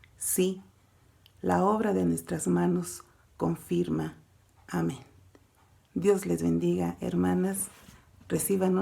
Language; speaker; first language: Spanish; native; Spanish